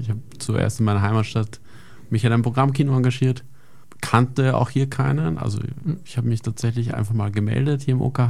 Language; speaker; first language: German; native; German